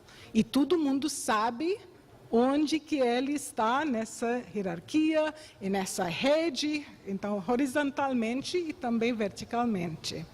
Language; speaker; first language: Portuguese; non-native, fluent; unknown